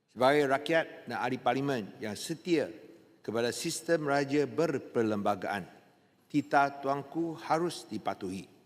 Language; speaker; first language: Malay; non-native, local second language; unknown